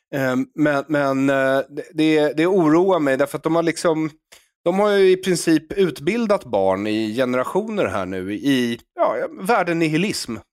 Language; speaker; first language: Swedish; native; Swedish